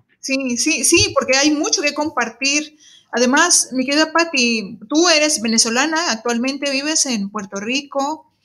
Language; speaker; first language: Spanish; native; Spanish